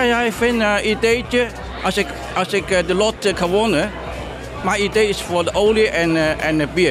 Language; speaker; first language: Dutch; non-native, learner; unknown